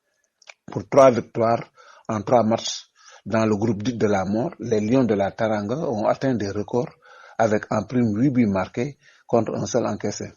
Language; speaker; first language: French; non-native, local second language; Wolof